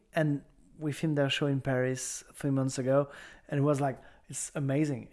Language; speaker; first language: English; non-native, fluent; French